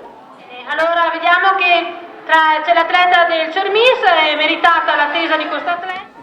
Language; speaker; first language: Italian; native; Italian